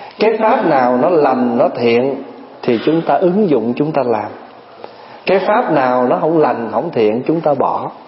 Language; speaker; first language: Vietnamese; early bilingual, other home language; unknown